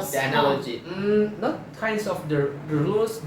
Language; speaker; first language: English; non-native, fluent; Indonesian